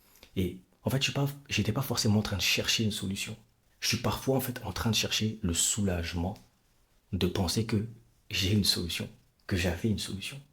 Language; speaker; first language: French; native; French